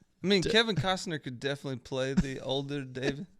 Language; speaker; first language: English; native; English